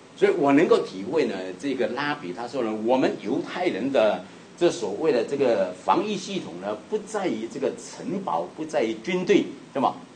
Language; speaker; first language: Chinese; native; Chinese